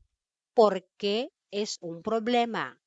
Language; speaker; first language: Spanish; non-native, fluent; Filipino